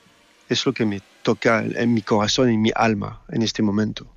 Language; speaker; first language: Spanish; non-native, fluent; French